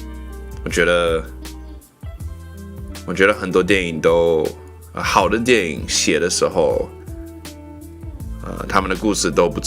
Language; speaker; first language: Chinese; non-native, learner; English